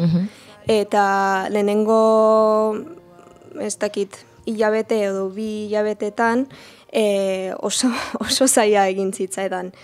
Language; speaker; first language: Basque; non-native, learner; English